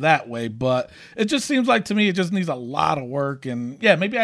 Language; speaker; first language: English; native; English